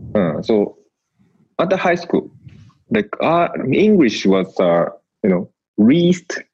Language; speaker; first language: English; non-native, learner; Japanese